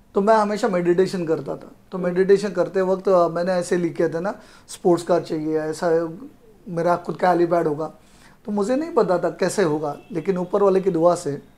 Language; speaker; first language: Hindi; non-native, local second language; Marathi